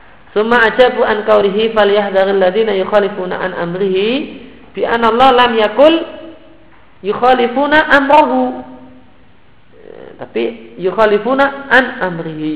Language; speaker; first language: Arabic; non-native, fluent; Indonesian